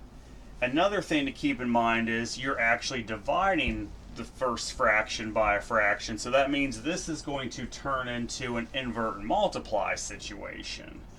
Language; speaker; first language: English; native; English